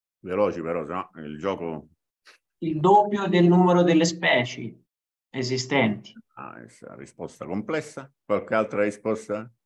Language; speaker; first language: Italian; native; Italian